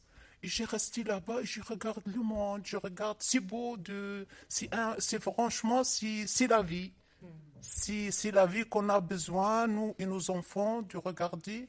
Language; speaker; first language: French; non-native, learner; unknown